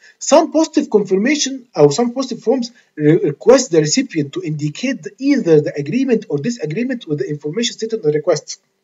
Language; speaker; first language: English; non-native, fluent; Arabic